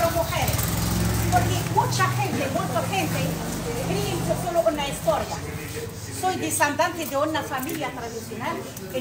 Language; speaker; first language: Spanish; non-native, learner; Arabic